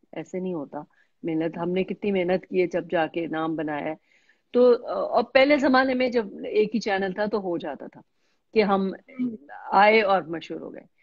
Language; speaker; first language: Urdu; native; Urdu